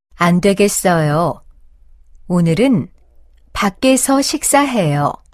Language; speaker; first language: Korean; native; Korean